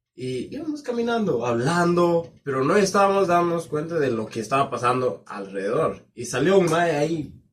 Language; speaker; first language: Spanish; non-native, fluent; Swahili